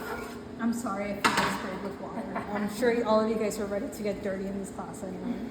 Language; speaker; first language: English; native; English